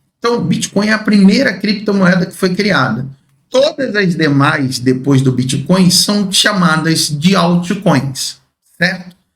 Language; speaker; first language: Portuguese; native; Portuguese